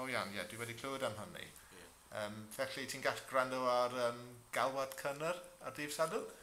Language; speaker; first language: Welsh; non-native, fluent; English